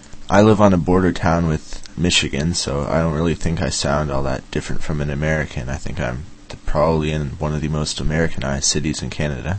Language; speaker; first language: English; native; English